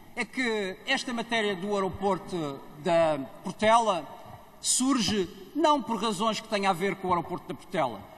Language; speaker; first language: Portuguese; native; Portuguese